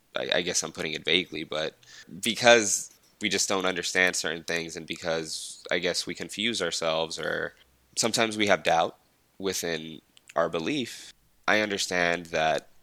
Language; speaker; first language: English; early bilingual, other home language; Spanish